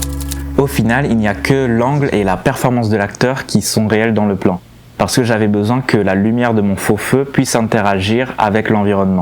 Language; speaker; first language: French; native; French